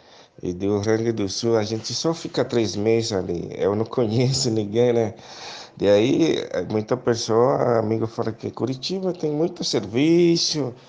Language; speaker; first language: Portuguese; non-native, learner; Haitian Creole